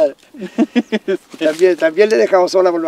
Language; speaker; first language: Spanish; native; Spanish